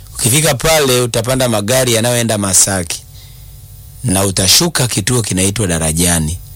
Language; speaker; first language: Swahili; native; Swahili